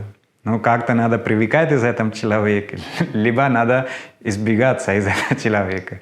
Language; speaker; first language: Russian; non-native, learner; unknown